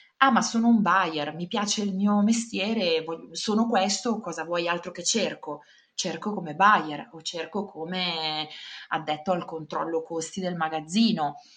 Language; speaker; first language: Italian; native; Italian